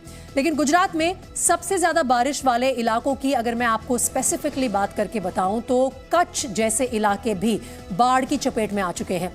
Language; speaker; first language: Hindi; native; Hindi